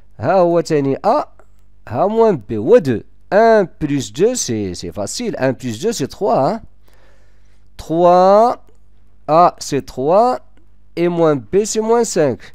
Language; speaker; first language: French; non-native, local second language; Arabic